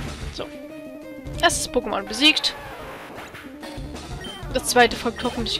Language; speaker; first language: German; native; German